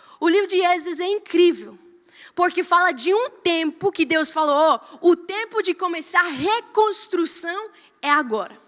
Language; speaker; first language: Portuguese; non-native, fluent; Spanish